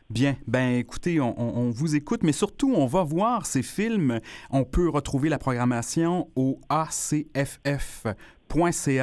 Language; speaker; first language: French; native; French